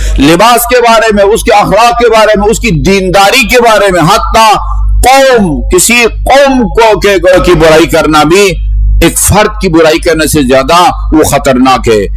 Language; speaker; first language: Urdu; non-native, local second language; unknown